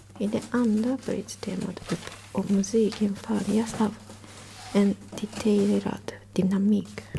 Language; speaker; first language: Swedish; non-native, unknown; Japanese